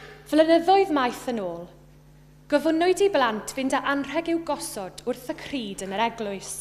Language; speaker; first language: Welsh; native; Welsh